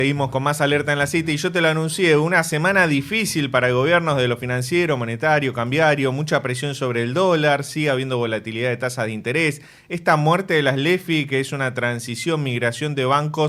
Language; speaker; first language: Spanish; native; Spanish